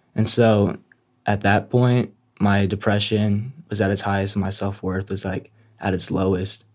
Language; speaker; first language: English; native; English